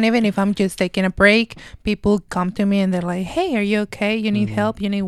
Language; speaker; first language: English; non-native, fluent; Spanish